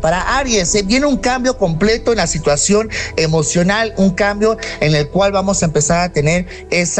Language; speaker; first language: Spanish; native; Spanish